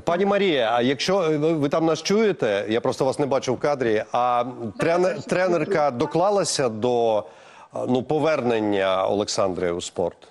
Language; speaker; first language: Ukrainian; native; Ukrainian